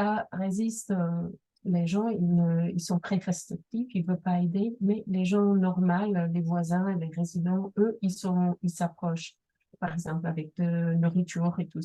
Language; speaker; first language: French; non-native, fluent; English